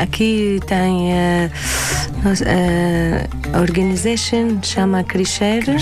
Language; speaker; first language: Portuguese; non-native, learner; Arabic